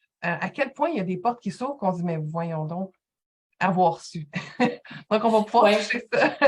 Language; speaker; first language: French; native; French